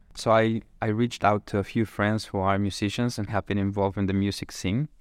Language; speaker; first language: English; non-native, fluent; Spanish